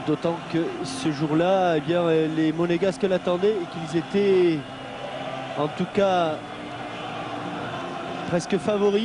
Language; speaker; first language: French; native; French